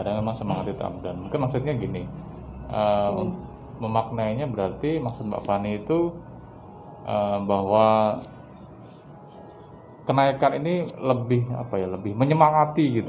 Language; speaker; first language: Indonesian; native; Indonesian